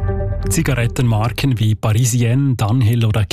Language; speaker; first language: German; native; German